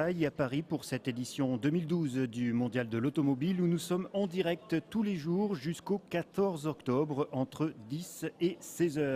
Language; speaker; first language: French; native; French